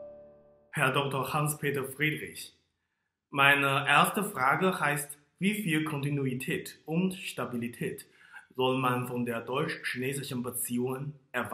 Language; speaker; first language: German; non-native, fluent; Chinese